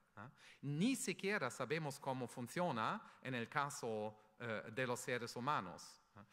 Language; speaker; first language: Spanish; non-native, fluent; German